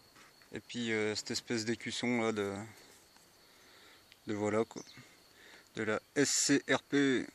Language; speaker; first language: French; native; French